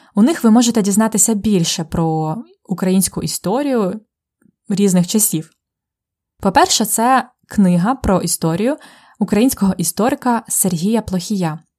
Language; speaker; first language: Ukrainian; native; Ukrainian